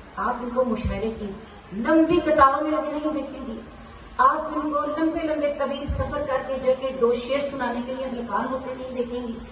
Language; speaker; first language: Urdu; native; Urdu